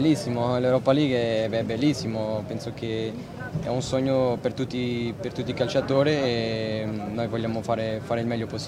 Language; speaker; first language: Italian; non-native, fluent; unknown